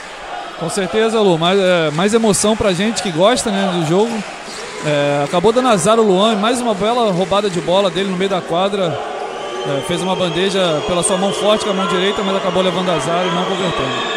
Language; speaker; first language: Portuguese; native; Portuguese